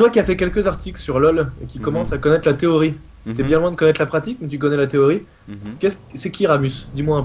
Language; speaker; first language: French; native; French